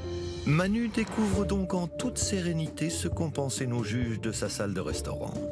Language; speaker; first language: French; native; French